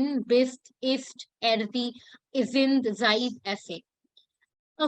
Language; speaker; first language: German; non-native, learner; Hindi